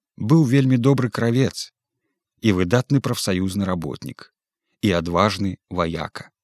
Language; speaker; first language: Belarusian; native; Belarusian